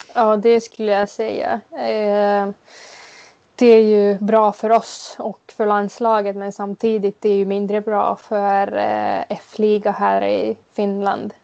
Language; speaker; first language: Swedish; non-native, local second language; Finnish